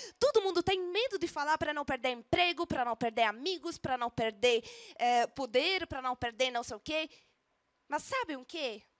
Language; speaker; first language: Portuguese; non-native, fluent; Arabic